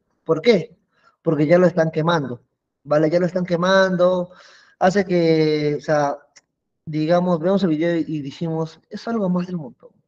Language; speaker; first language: Spanish; native; Spanish